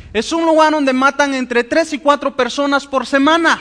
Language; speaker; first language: Spanish; native; Spanish